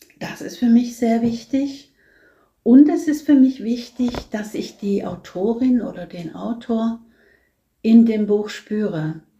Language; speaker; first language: German; non-native, fluent; Norwegian